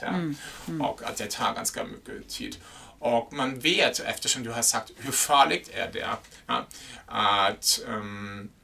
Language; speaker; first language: Swedish; non-native, fluent; German